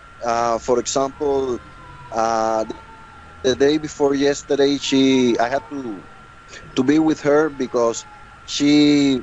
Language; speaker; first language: English; non-native, learner; Spanish